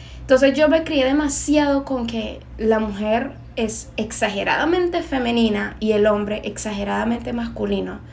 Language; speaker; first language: Spanish; native; Spanish